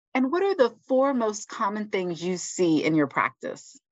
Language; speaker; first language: English; native; English